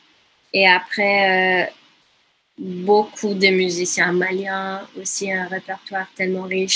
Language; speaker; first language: French; non-native, fluent; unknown